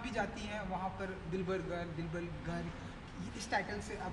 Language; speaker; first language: Hindi; native; Hindi